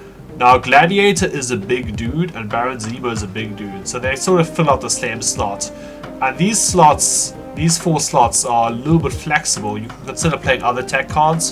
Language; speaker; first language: English; native; English